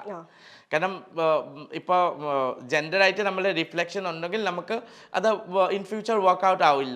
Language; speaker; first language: Malayalam; non-native, learner; Assamese